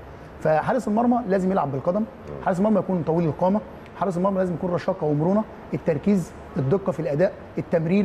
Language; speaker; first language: Arabic; native; Arabic